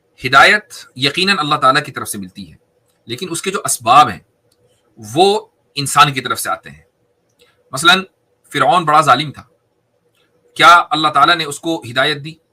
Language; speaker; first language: Urdu; native; Urdu